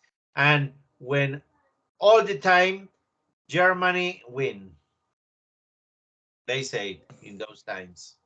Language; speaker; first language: English; non-native, learner; Spanish